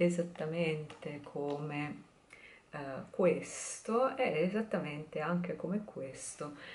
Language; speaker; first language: Italian; native; Italian